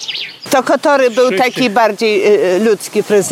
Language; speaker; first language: Polish; non-native, local second language; Ukrainian